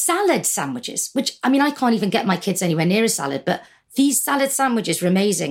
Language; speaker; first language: English; native; English